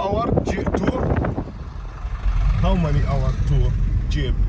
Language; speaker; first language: English; non-native, learner; Arabic